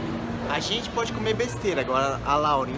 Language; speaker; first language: Portuguese; native; Portuguese